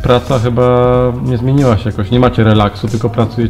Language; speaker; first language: Polish; native; Polish